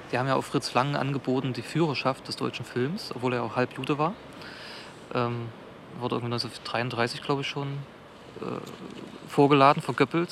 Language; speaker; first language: German; native; German